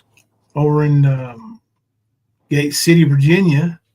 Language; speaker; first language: English; native; English